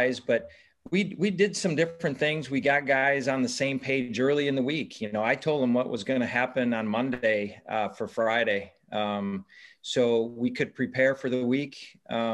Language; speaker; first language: English; native; English